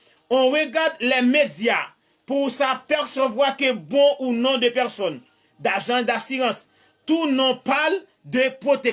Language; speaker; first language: French; non-native, learner; Haitian Creole